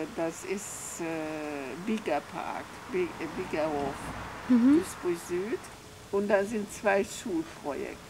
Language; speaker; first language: German; non-native, fluent; Hungarian